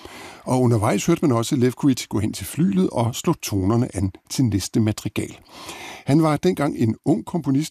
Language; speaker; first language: Danish; native; Danish